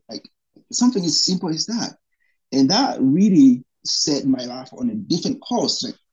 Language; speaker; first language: English; non-native, local second language; Rundi